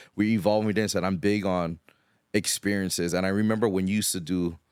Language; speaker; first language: English; native; English